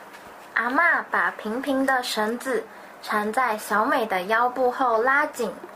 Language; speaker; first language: Chinese; native; Chinese